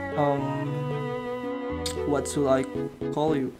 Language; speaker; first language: English; non-native, learner; Indonesian